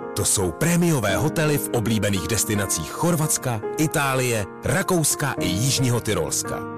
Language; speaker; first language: Czech; early bilingual, other home language; Vietnamese